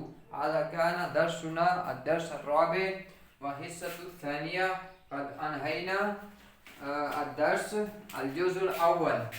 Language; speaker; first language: Arabic; non-native, fluent; Urdu